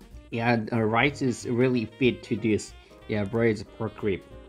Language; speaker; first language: English; non-native, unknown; Korean